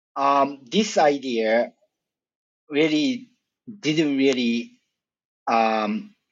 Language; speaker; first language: English; non-native, fluent; Japanese